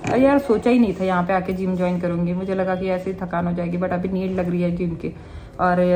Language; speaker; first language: Hindi; native; Hindi